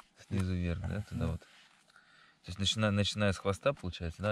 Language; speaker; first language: Russian; native; Russian